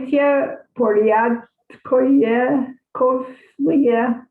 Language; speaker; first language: Russian; non-native, learner; English